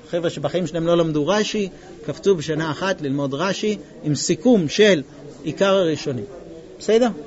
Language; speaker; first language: Hebrew; non-native, fluent; English